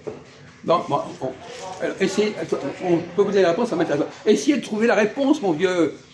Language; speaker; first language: French; native; French